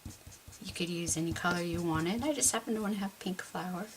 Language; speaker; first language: English; native; English